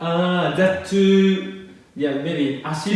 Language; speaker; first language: English; non-native, learner; Japanese